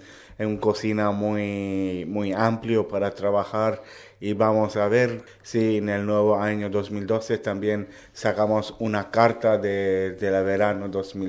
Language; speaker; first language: Spanish; non-native, learner; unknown